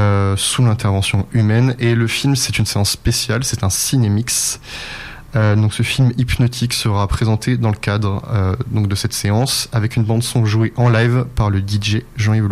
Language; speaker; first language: French; native; French